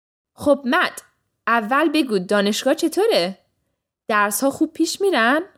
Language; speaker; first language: Persian; early bilingual, heritage; Persian